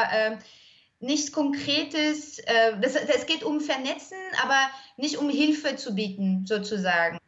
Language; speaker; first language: German; non-native, fluent; French